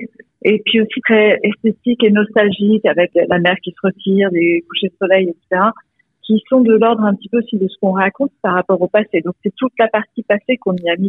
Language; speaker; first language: French; native; French